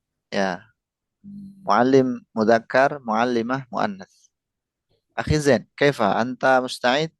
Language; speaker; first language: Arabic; non-native, fluent; Indonesian